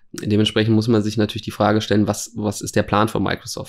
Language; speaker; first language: German; native; German